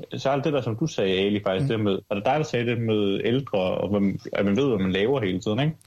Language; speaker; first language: Danish; early bilingual, other home language; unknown